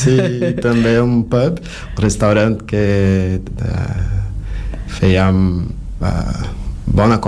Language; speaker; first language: Catalan; non-native, fluent; Portuguese